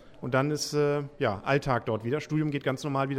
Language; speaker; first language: German; native; German